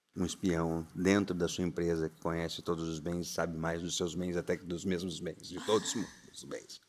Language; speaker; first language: Portuguese; native; Portuguese